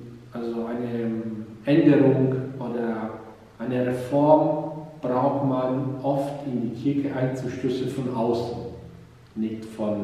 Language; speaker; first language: German; non-native, fluent; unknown